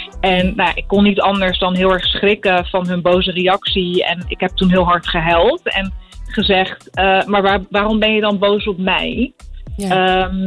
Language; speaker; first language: Dutch; early bilingual, other home language; Arabic